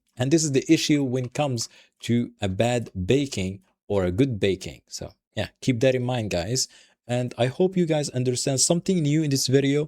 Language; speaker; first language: English; non-native, fluent; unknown